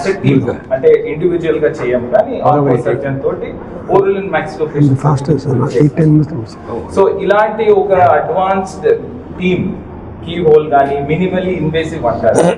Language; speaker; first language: Telugu; native; Telugu